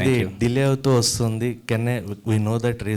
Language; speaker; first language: Telugu; native; Telugu